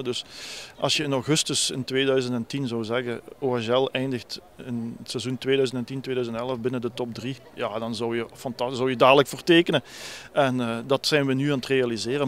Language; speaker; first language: Dutch; native; Dutch